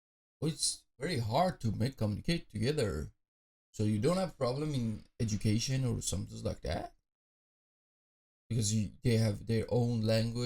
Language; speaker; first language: English; non-native, fluent; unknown